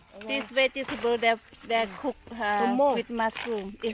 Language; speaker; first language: English; non-native, fluent; Thai